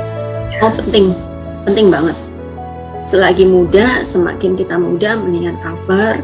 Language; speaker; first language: Indonesian; native; Indonesian